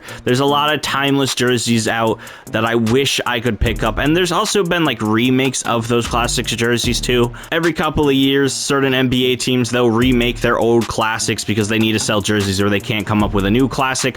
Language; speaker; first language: English; native; English